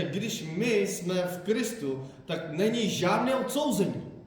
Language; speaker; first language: Czech; non-native, fluent; Korean